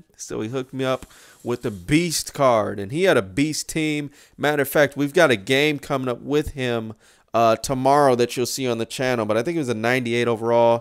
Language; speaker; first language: English; native; English